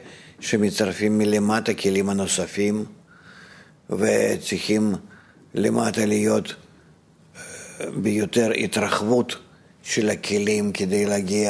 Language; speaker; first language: Hebrew; non-native, fluent; Russian